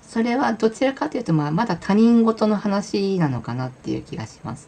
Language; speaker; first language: Japanese; native; Japanese